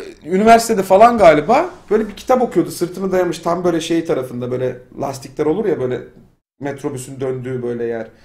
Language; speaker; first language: Turkish; native; Turkish